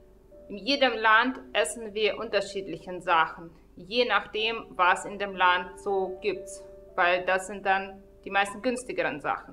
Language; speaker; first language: German; non-native, fluent; Russian